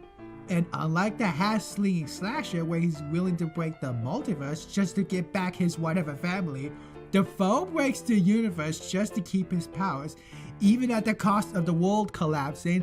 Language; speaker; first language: English; native; English